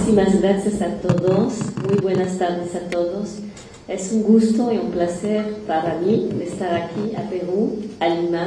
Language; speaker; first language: Spanish; non-native, fluent; French